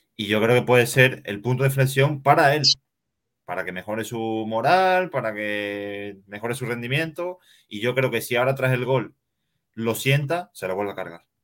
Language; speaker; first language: Spanish; native; Spanish